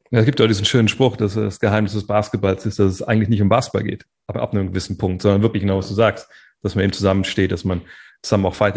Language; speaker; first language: German; native; German